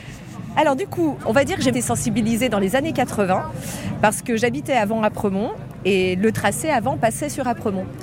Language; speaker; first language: French; native; French